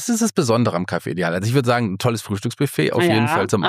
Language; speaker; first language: German; native; German